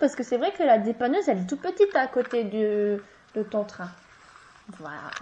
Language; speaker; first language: French; native; French